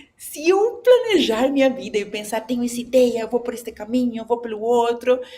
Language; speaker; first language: Portuguese; non-native, fluent; Spanish